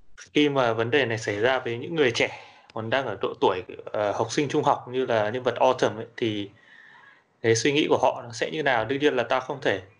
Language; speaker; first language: Vietnamese; native; Vietnamese